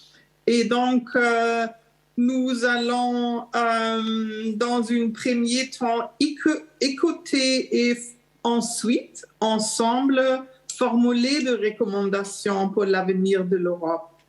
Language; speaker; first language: French; non-native, fluent; German